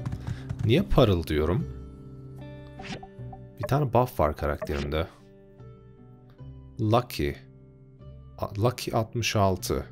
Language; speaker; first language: Turkish; native; Turkish